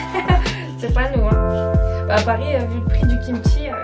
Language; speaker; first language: French; native; French